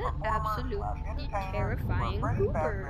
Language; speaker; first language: English; native; English